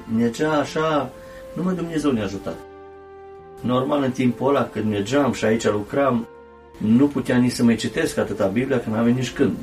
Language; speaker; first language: Romanian; early bilingual, heritage; Romanian